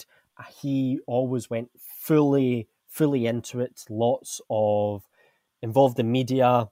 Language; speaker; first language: English; native; English